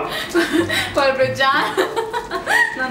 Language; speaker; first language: Japanese; non-native, learner; Spanish